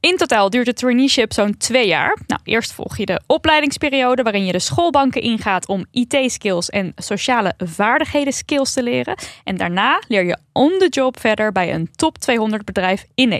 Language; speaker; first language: Dutch; native; Dutch